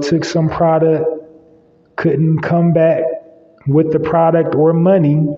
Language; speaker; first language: English; native; English